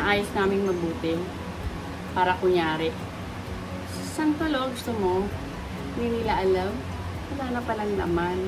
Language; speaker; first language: Filipino; native; Filipino